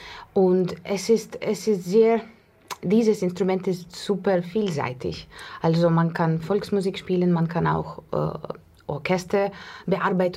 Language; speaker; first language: German; non-native, fluent; Russian